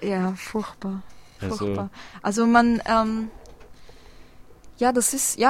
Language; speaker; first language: German; early bilingual, other home language; Polish